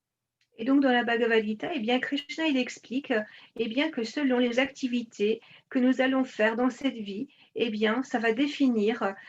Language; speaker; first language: French; native; French